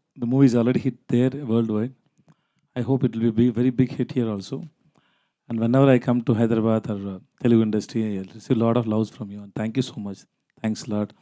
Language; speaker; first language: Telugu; non-native, learner; Tamil